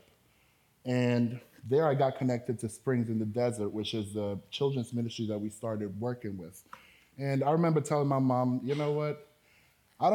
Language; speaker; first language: English; non-native, local second language; Spanish